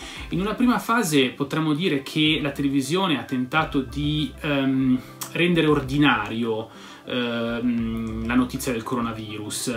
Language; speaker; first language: Italian; native; Italian